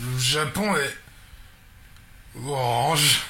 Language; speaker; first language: French; native; French